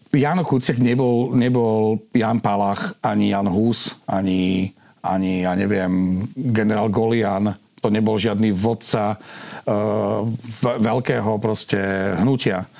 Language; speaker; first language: Slovak; native; Slovak